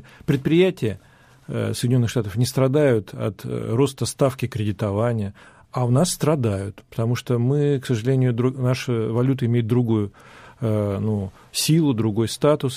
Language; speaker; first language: Russian; native; Russian